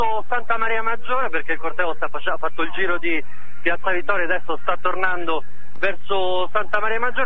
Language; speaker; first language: Italian; native; Italian